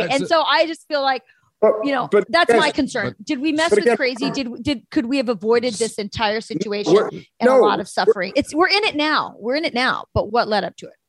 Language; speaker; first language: English; native; English